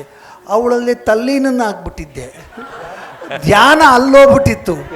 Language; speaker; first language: Kannada; native; Kannada